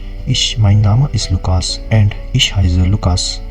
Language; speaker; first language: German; non-native, learner; Marathi